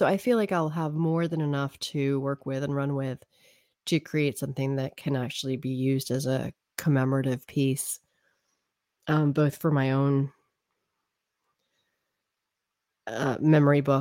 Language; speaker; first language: English; native; English